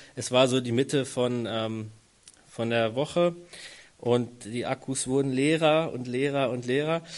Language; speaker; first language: German; native; German